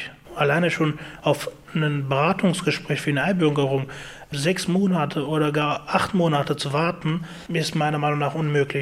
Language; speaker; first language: German; early bilingual, other home language; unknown